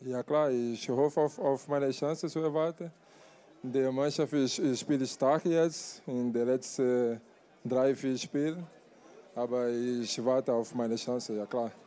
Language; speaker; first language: German; non-native, learner; Portuguese